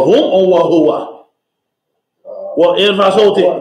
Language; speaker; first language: Arabic; non-native, fluent; English